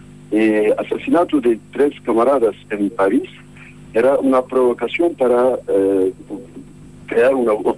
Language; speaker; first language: Spanish; non-native, fluent; Kurdish